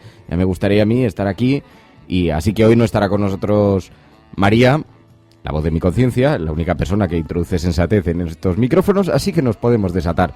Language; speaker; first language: Spanish; native; Spanish